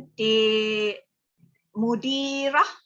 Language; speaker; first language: Arabic; non-native, learner; Malay